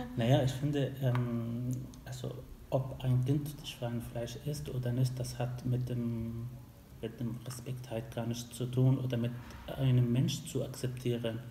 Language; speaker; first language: German; non-native, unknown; Arabic